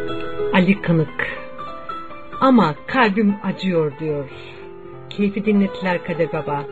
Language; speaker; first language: Turkish; native; Turkish